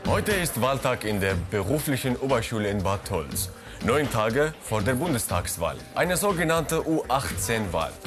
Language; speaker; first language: German; non-native, fluent; Arabic